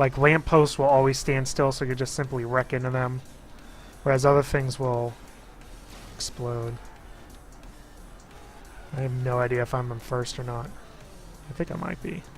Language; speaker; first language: English; native; English